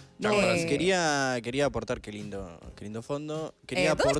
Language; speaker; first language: Spanish; native; Spanish